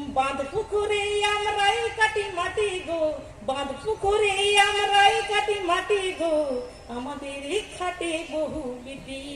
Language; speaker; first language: Bangla; non-native, local second language; Santali